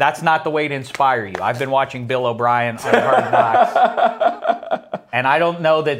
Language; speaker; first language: English; native; English